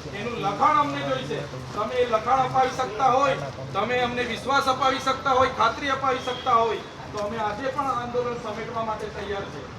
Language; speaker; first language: Gujarati; non-native, local second language; Vasavi